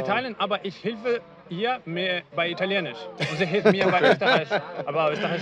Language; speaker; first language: German; non-native, fluent; Portuguese